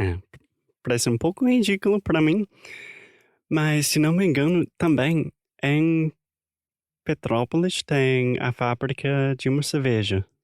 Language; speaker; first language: Portuguese; non-native, fluent; English